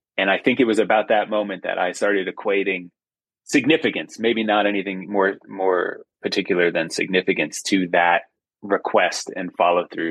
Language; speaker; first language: English; native; English